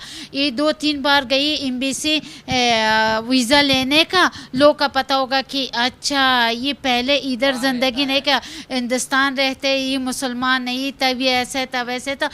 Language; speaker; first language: Hindi; non-native, learner; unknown